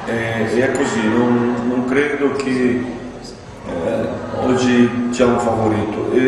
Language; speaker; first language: Italian; non-native, fluent; Portuguese